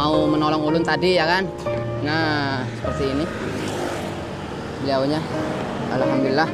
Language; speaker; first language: Indonesian; non-native, local second language; Sasak